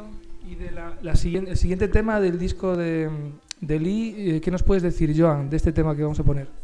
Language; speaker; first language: Spanish; native; Spanish